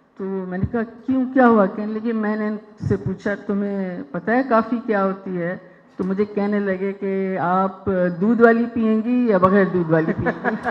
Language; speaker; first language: Urdu; non-native, local second language; Sindhi